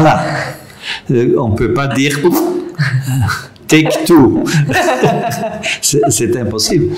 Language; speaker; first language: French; non-native, local second language; Dutch